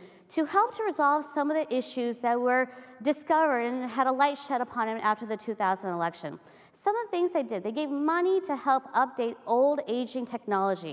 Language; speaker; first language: English; native; English